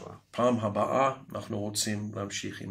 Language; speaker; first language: Hebrew; non-native, fluent; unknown